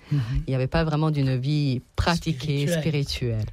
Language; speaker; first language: French; non-native, fluent; Serbian